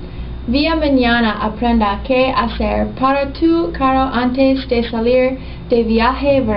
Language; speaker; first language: Spanish; non-native, learner; English